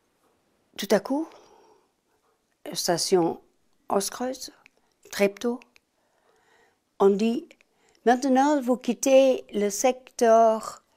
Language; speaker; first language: French; non-native, fluent; German